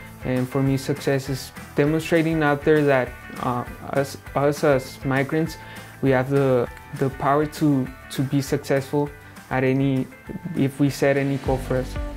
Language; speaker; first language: English; early bilingual, other home language; Spanish